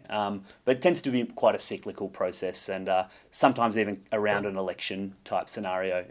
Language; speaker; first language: English; native; English